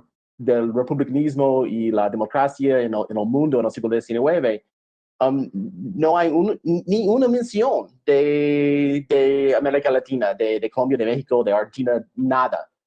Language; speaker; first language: Spanish; non-native, fluent; English